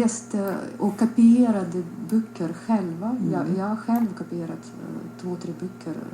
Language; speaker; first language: Swedish; non-native, fluent; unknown